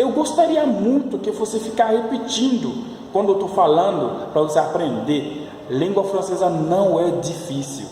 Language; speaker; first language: Portuguese; non-native, fluent; French